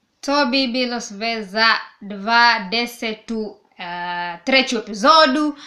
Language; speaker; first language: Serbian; non-native, learner; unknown